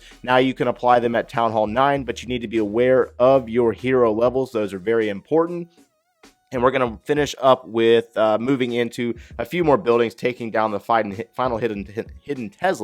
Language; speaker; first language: English; native; English